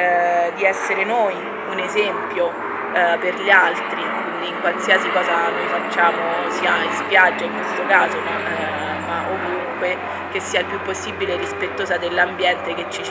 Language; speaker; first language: Italian; native; Italian